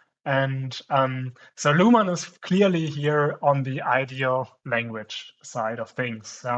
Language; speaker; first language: English; non-native, fluent; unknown